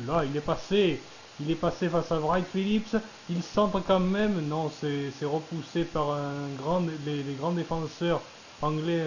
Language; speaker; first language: French; native; French